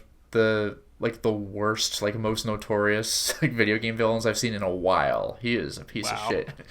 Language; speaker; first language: English; native; English